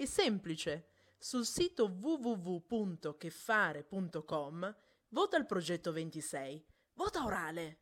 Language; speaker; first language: Italian; native; Italian